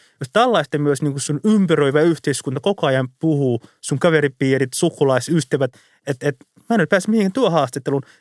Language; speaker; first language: Finnish; early bilingual, other home language; Somali